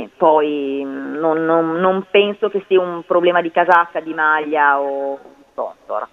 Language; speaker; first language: Italian; native; Italian